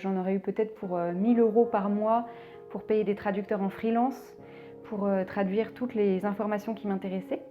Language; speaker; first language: French; native; French